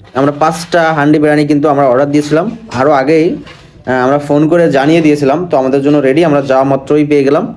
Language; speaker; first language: Bangla; native; Bangla